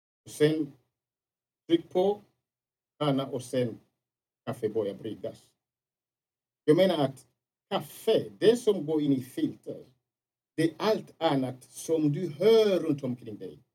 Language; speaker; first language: Swedish; non-native, fluent; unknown